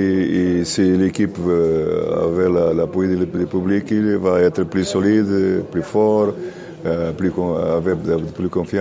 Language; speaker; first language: French; non-native, learner; Catalan